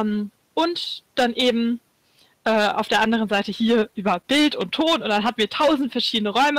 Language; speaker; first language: German; native; German